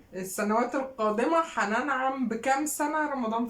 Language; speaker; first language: Arabic; native; Arabic